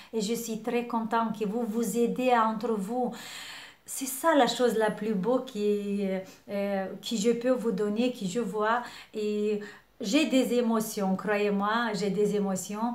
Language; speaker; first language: French; non-native, fluent; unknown